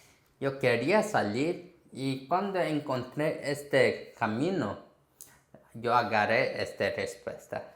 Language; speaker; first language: Spanish; non-native, fluent; Korean